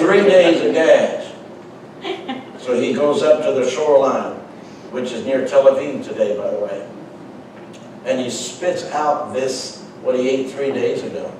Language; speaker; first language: English; native; English